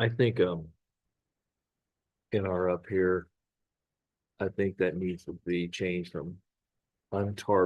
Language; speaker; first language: English; native; English